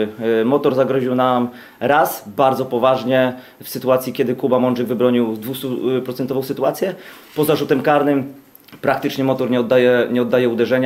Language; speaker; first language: Polish; native; Polish